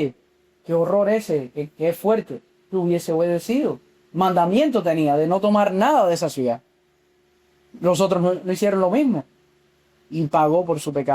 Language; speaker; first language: Spanish; native; Spanish